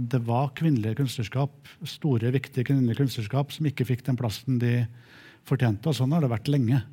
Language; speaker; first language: Norwegian; native; Norwegian